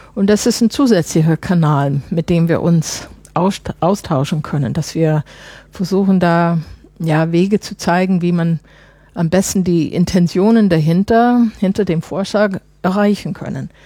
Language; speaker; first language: German; non-native, fluent; English